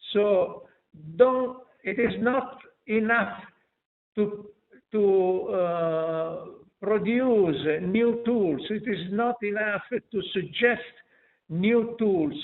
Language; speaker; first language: English; non-native, fluent; Italian